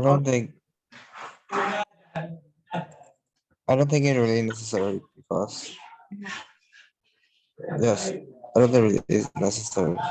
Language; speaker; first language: English; non-native, learner; Burmese